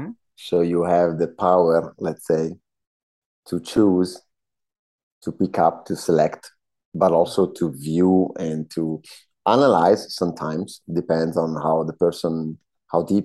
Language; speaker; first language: English; non-native, fluent; Italian